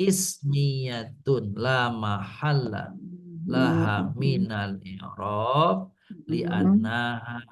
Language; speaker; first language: Arabic; non-native, fluent; Indonesian